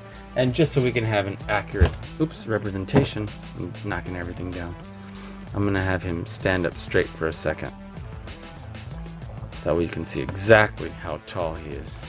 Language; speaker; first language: English; native; English